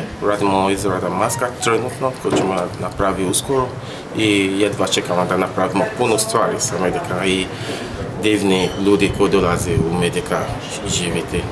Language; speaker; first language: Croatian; non-native, learner; Yoruba